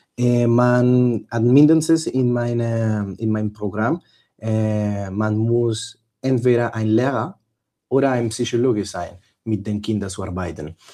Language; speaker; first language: German; non-native, learner; Spanish